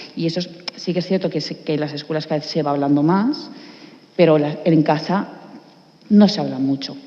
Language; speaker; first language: Spanish; non-native, local second language; Catalan